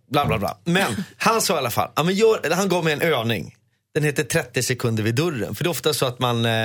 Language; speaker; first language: Swedish; native; Swedish